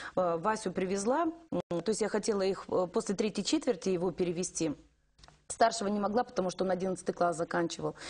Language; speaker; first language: Russian; native; Russian